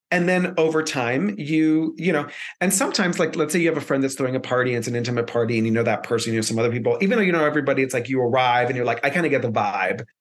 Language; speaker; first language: English; early bilingual, other home language; Spanish